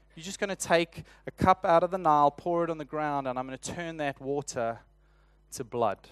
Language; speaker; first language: English; native; English